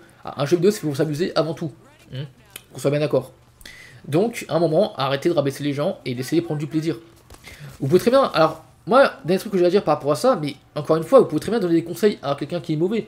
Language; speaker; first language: French; native; French